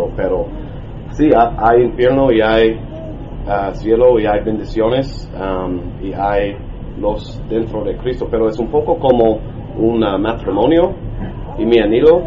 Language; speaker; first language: Spanish; non-native, learner; English